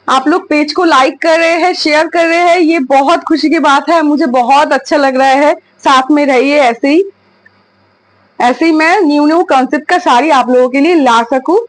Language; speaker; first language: Hindi; non-native, local second language; Bangla